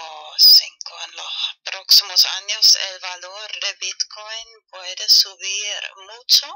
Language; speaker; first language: Spanish; non-native, fluent; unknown